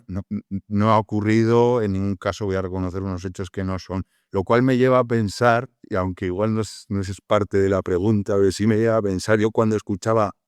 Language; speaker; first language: Spanish; native; Spanish